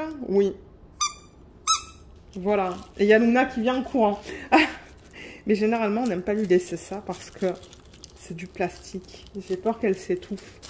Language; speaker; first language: French; native; French